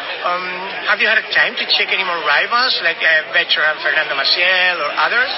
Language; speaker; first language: English; non-native, fluent; Spanish